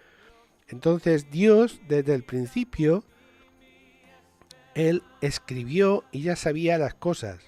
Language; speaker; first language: Spanish; native; Spanish